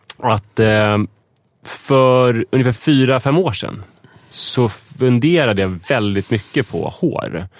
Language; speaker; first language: Swedish; native; Swedish